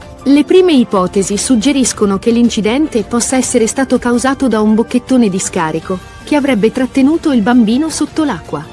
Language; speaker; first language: Italian; native; Italian